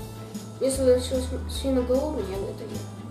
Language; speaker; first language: Russian; early bilingual, heritage; Russian